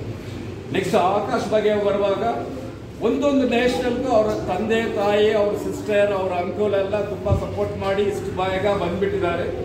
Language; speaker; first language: Kannada; non-native, local second language; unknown